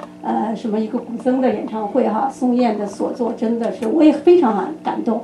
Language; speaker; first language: Chinese; native; Chinese